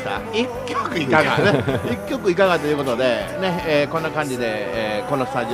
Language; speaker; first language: Japanese; native; Japanese